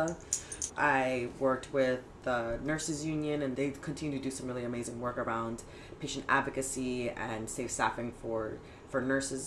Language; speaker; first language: English; early bilingual, other home language; Spanish